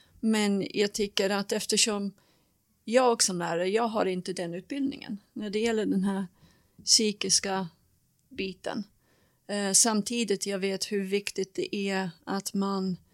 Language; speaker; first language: Swedish; non-native, fluent; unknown